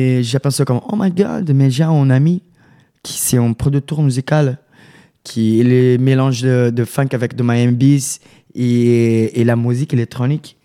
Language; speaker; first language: French; non-native, learner; Portuguese